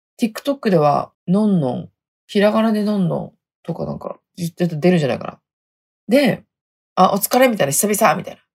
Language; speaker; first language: Japanese; native; Japanese